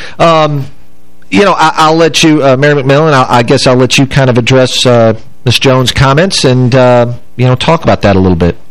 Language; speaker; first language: English; native; English